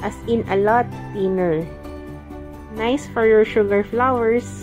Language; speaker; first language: English; non-native, local second language; Filipino